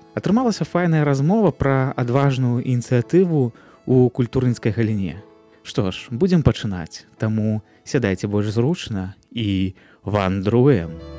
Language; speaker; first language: Belarusian; native; Belarusian